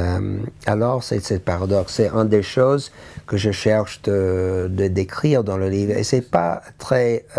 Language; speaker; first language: French; non-native, learner; English